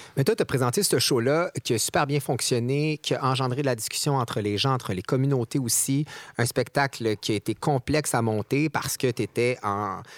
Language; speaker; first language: French; native; French